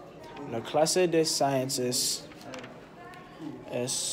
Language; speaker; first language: Spanish; non-native, learner; English